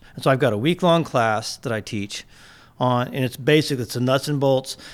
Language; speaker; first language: English; native; English